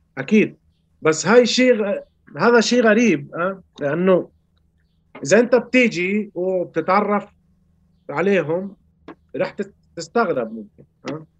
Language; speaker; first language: Arabic; early bilingual, heritage; Spanish